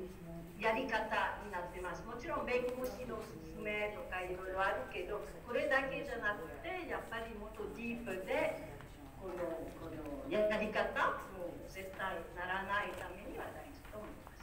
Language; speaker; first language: Japanese; non-native, learner; French